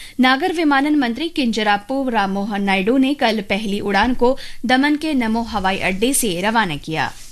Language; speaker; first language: Hindi; native; Hindi